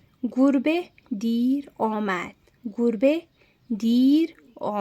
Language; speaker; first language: Persian; non-native, learner; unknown